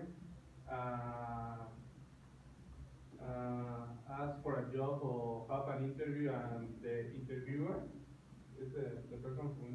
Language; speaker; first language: English; non-native, learner; Spanish